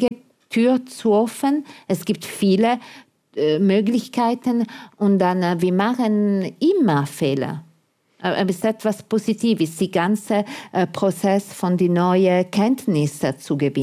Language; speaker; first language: German; non-native, fluent; Italian